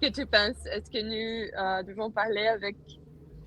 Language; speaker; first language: French; non-native, learner; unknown